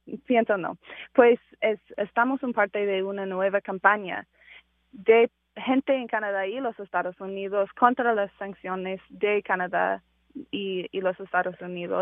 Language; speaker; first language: Spanish; non-native, fluent; English